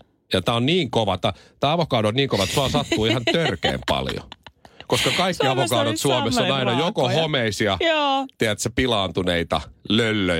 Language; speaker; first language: Finnish; native; Finnish